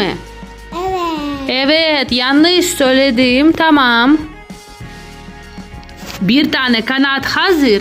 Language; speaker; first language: Turkish; non-native, learner; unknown